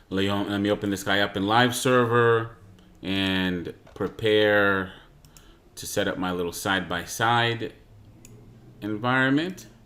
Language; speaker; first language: English; native; English